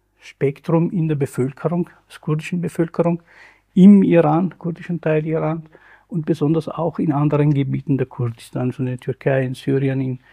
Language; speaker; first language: German; non-native, fluent; Kurdish